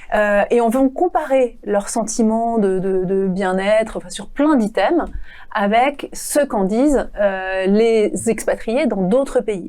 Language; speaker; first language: French; native; French